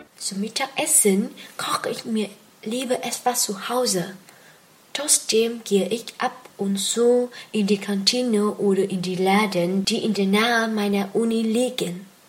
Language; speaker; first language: German; non-native, fluent; Vietnamese